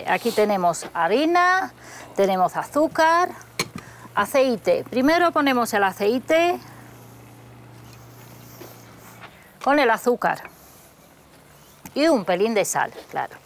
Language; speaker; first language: Spanish; non-native, fluent; Romanian